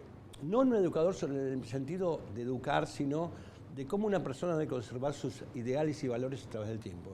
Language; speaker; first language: Spanish; native; Spanish